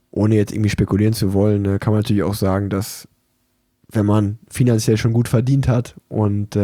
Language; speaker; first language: German; native; German